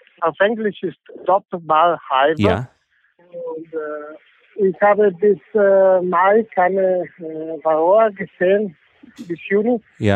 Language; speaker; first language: German; non-native, learner; English